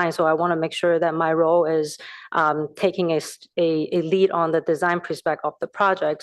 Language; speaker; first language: English; non-native, fluent; Chinese